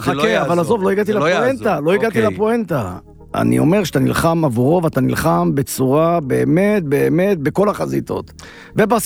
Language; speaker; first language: Hebrew; native; Hebrew